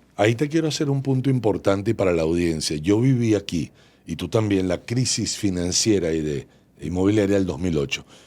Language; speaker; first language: Spanish; native; Spanish